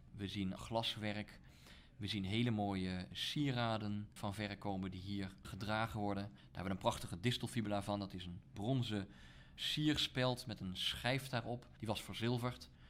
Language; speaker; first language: Dutch; native; Dutch